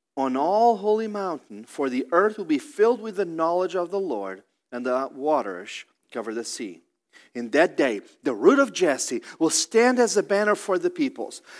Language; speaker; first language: English; non-native, fluent; Portuguese